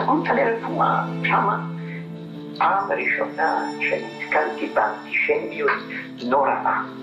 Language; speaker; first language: Hebrew; non-native, fluent; Polish